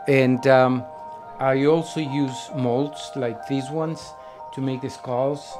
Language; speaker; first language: English; non-native, fluent; Spanish